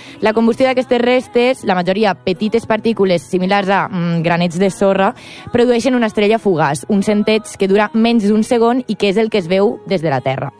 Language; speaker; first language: Catalan; native; Catalan